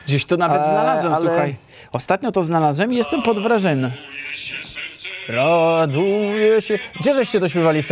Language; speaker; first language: Polish; native; Polish